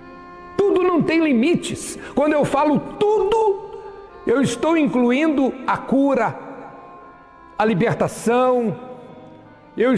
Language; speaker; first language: Portuguese; native; Portuguese